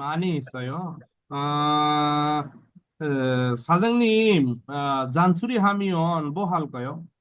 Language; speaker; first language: Korean; non-native, learner; Bangla